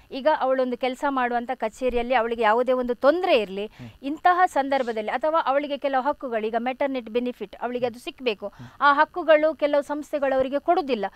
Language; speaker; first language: Kannada; non-native, local second language; Tulu